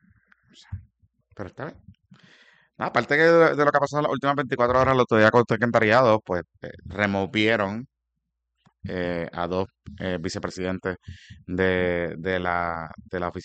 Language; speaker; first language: Spanish; native; Spanish